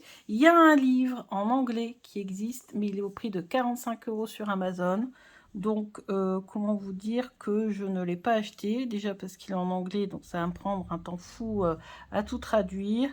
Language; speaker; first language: French; native; French